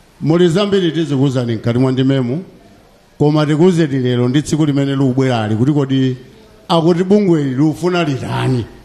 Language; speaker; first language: Nyanja; native; Nyanja